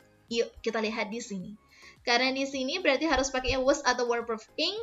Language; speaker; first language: English; non-native, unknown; Indonesian